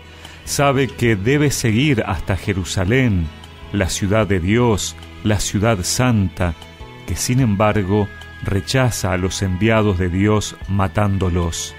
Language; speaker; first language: Spanish; native; Spanish